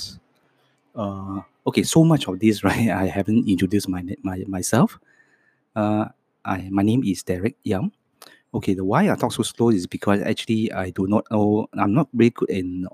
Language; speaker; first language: English; non-native, local second language; Cantonese